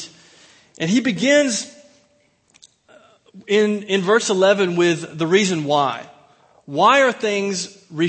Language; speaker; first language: English; native; English